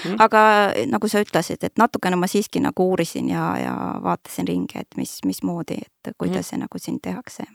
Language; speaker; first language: Estonian; non-native, local second language; Russian